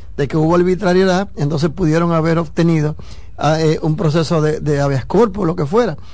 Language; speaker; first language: Spanish; native; Spanish